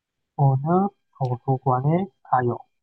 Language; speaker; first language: Korean; non-native, learner; Chinese